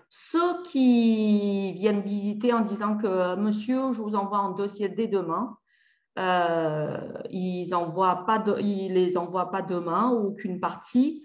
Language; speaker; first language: French; native; French